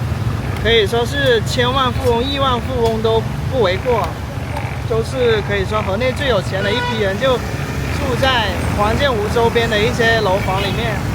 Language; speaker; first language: Chinese; native; Chinese